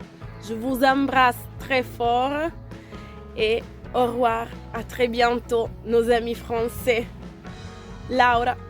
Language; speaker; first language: French; non-native, fluent; Italian